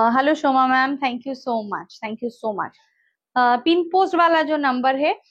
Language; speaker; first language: Hindi; non-native, local second language; Bangla